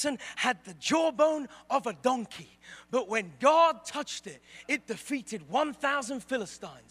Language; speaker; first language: English; native; English